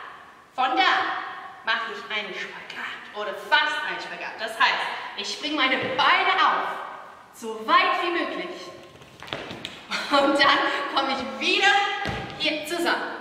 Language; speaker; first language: German; non-native, fluent; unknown